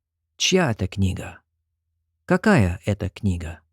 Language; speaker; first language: Russian; non-native, fluent; English